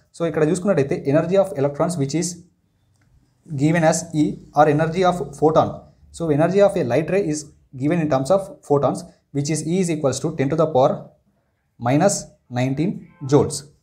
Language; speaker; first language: English; non-native, local second language; Telugu